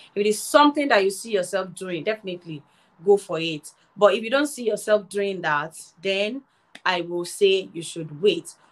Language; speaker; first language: English; non-native, local second language; Yoruba